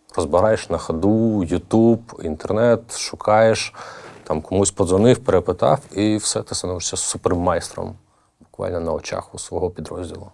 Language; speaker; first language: Ukrainian; native; Ukrainian